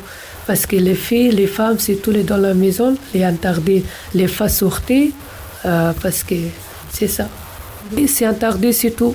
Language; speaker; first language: French; non-native, learner; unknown